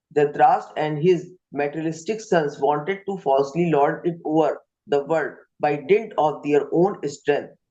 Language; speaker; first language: English; non-native, local second language; Hindi